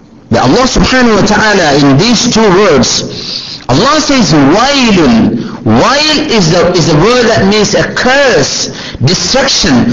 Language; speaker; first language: English; non-native, local second language; Malayalam